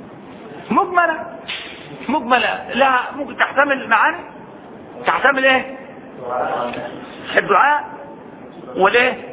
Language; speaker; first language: Arabic; native; Arabic